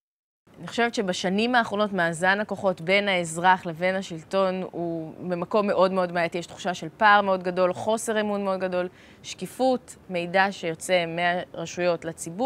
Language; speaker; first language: Hebrew; native; Hebrew